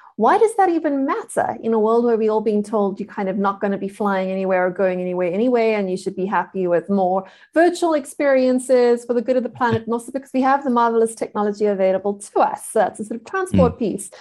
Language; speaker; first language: English; native; English